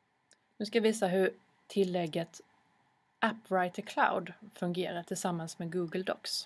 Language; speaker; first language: Swedish; native; Swedish